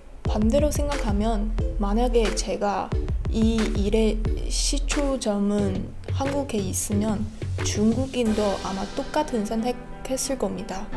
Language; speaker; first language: Korean; non-native, learner; Chinese